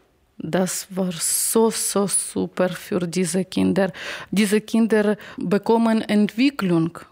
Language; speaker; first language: German; non-native, learner; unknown